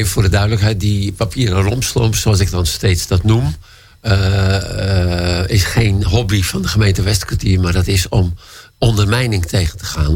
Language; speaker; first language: Dutch; native; Dutch